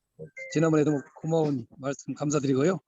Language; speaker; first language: Korean; native; Korean